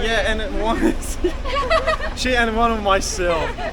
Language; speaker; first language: English; non-native, learner; Turkish